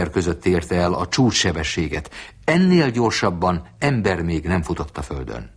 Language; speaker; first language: Hungarian; native; Hungarian